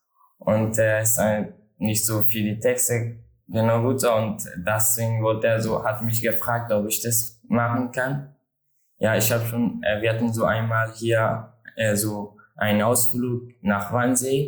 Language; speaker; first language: German; non-native, learner; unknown